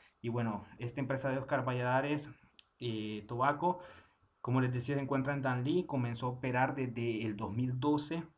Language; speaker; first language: Spanish; native; Spanish